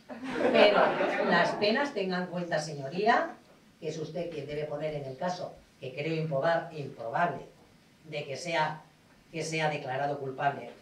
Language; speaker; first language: Spanish; native; Spanish